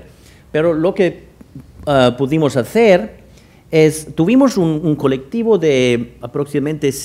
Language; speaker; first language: Spanish; non-native, fluent; German